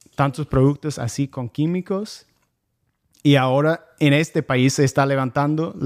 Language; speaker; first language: Spanish; non-native, fluent; English